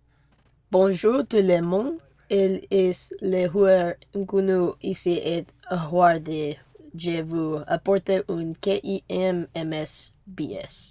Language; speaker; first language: French; non-native, learner; English